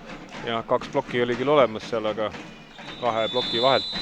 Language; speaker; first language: Estonian; native; Estonian